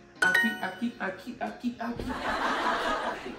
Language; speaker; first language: Spanish; non-native, learner; English